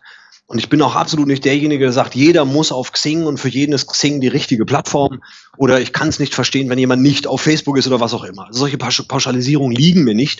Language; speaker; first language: German; native; German